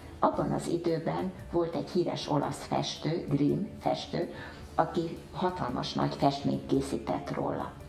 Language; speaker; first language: Hungarian; early bilingual, heritage; Hungarian